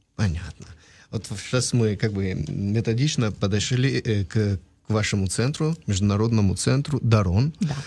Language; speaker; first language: Russian; non-native, local second language; Georgian